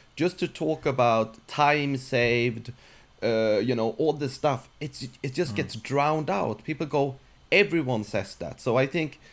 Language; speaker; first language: English; non-native, fluent; Swedish